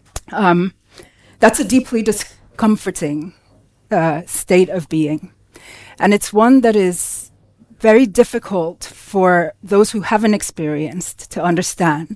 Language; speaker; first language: English; non-native, local second language; Finnish